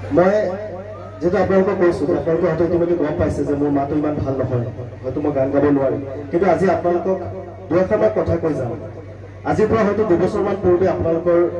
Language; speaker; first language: Assamese; non-native, local second language; Sylheti